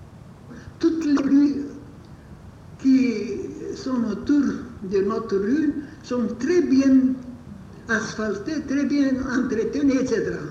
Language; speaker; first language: French; non-native, fluent; Bulgarian